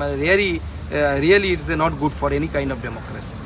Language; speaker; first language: English; non-native, local second language; Bangla